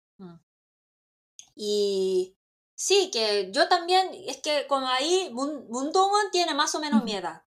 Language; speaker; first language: Spanish; non-native, fluent; Korean